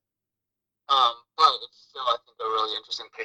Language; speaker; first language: English; native; English